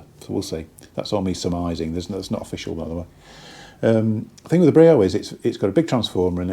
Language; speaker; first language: English; native; English